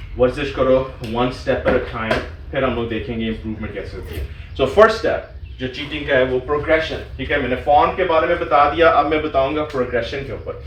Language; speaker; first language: Urdu; native; Urdu